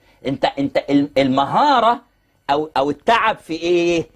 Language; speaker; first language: Arabic; native; Arabic